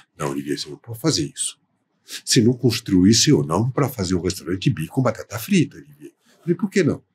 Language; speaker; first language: Portuguese; non-native, fluent; French